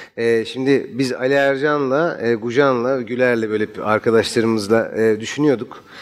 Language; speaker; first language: Turkish; native; Turkish